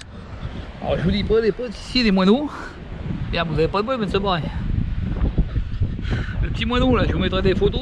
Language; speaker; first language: French; native; French